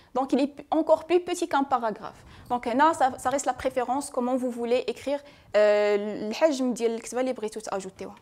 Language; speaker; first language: French; non-native, local second language; Arabic